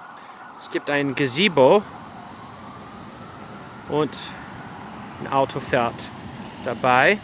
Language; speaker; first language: German; non-native, fluent; English